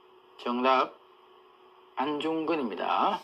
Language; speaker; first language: Korean; native; Korean